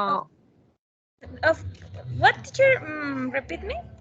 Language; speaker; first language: English; non-native, learner; Spanish